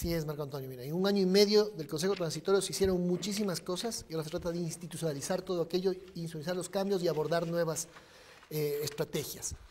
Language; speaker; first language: Spanish; native; Spanish